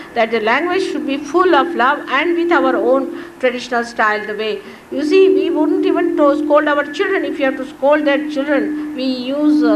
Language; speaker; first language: English; non-native, local second language; Marathi